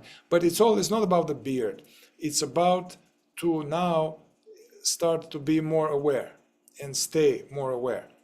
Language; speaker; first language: English; non-native, fluent; Romanian